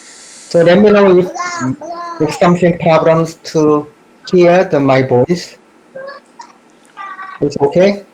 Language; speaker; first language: English; non-native, fluent; Korean